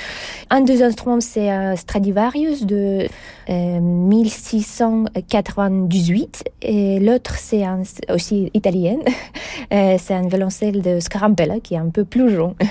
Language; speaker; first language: French; non-native, fluent; Russian